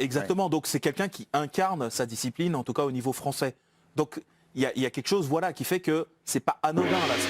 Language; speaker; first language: French; native; French